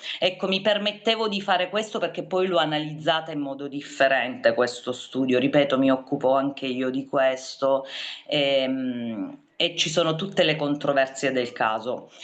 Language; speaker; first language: Italian; native; Italian